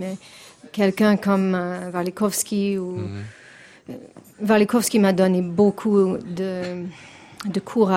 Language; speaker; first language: French; non-native, fluent; English